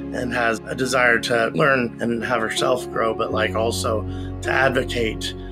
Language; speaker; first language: English; native; English